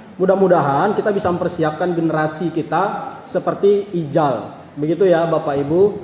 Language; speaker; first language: Indonesian; non-native, local second language; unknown